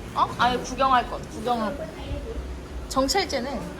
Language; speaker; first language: Korean; native; Korean